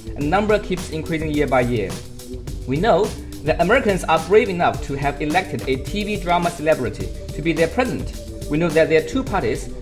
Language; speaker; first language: English; non-native, fluent; Chinese